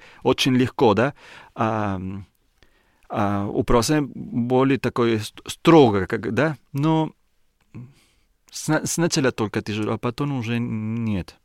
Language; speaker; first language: Russian; non-native, learner; Spanish